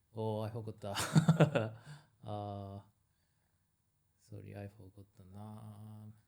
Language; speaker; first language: English; non-native, learner; Japanese